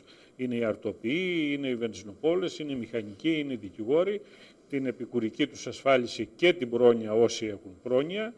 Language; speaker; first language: Greek; native; Greek